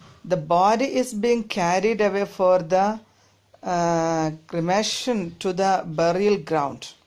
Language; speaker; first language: English; non-native, local second language; Malayalam